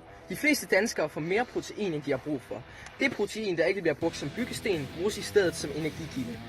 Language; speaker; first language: Danish; native; Danish